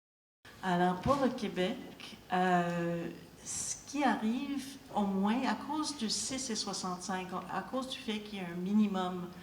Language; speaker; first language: French; native; French